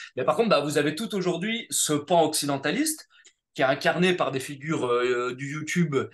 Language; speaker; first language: French; native; French